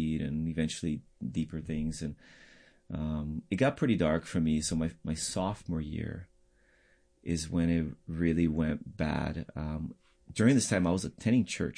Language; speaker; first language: English; non-native, fluent; Portuguese